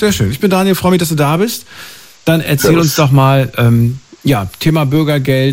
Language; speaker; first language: German; native; German